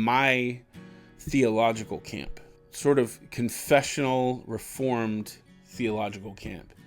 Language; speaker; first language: English; native; English